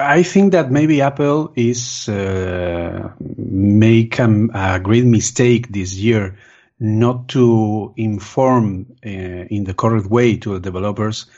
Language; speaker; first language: English; non-native, fluent; Spanish